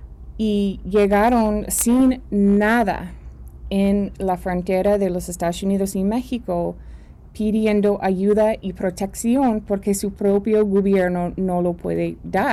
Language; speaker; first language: Spanish; early bilingual, heritage; Spanish